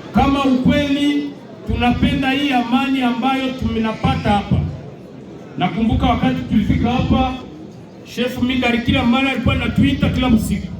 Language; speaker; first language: Swahili; non-native, local second language; Kinyarwanda